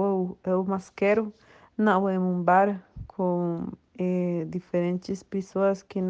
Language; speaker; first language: Portuguese; non-native, learner; Spanish